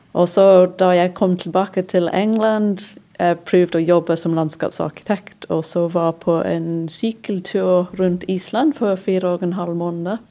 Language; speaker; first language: Norwegian; non-native, fluent; English